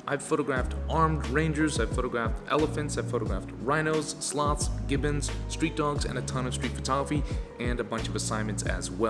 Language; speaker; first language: English; native; English